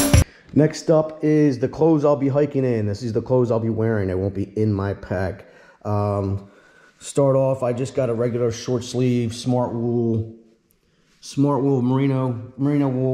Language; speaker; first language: English; native; English